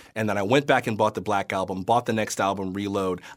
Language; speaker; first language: English; native; English